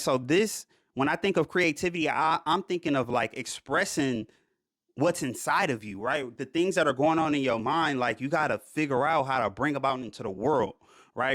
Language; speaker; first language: English; native; English